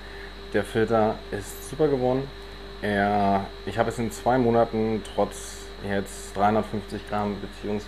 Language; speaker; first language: German; native; German